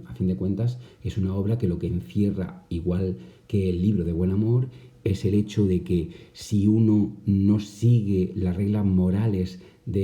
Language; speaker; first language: Spanish; native; Spanish